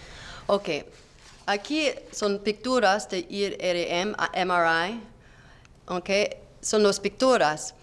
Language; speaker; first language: Spanish; non-native, learner; English